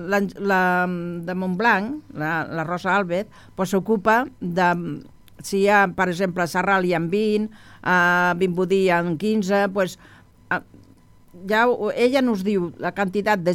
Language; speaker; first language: Catalan; non-native, local second language; Spanish